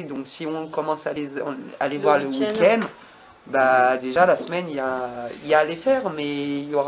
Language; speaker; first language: French; native; French